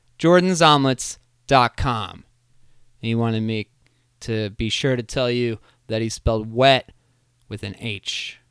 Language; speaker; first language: English; native; English